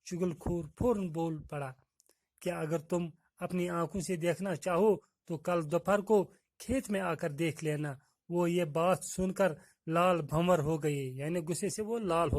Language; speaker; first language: Hindi; non-native, local second language; Kashmiri